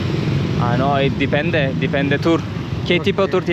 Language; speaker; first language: Spanish; non-native, learner; Turkish